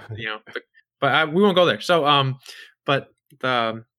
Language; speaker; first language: English; native; English